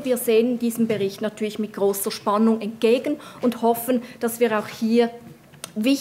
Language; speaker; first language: German; native; German